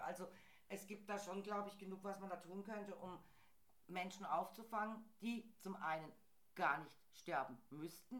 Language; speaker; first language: German; native; German